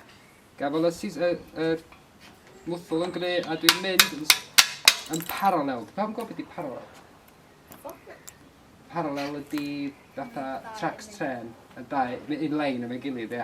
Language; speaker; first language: Welsh; native; Welsh